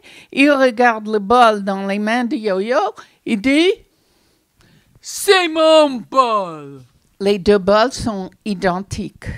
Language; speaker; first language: French; non-native, fluent; English